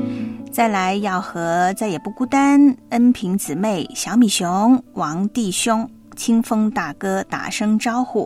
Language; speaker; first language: Chinese; native; Chinese